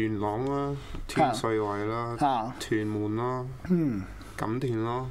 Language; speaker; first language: Cantonese; early bilingual, other home language; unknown